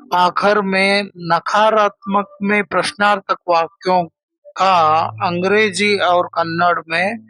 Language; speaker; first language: Hindi; non-native, local second language; Kannada